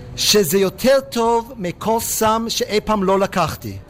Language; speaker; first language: Hebrew; non-native, fluent; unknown